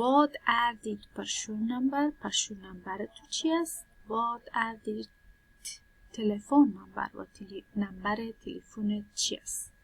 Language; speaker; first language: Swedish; non-native, learner; Persian